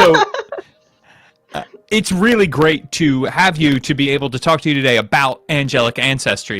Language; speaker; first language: English; native; English